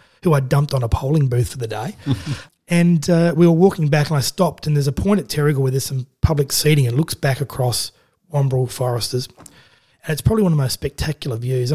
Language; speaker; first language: English; native; English